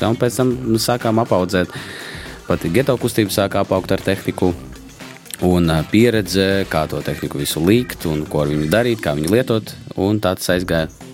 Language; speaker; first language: Latvian; non-native, local second language; Russian